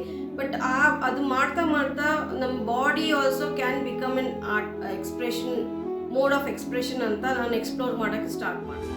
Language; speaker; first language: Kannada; non-native, local second language; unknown